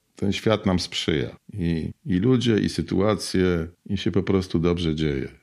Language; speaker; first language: Polish; native; Polish